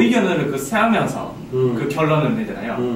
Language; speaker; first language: Korean; non-native, learner; Japanese